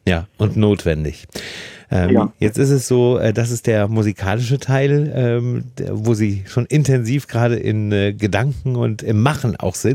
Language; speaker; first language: German; native; German